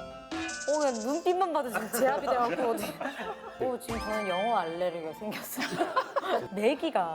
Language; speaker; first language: Korean; native; Korean